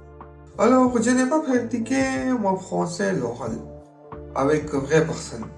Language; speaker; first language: French; non-native, learner; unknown